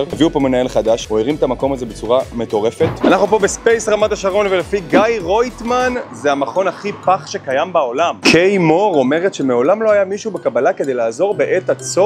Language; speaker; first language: Hebrew; native; Hebrew